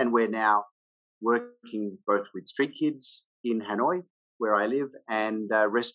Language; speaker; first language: English; native; English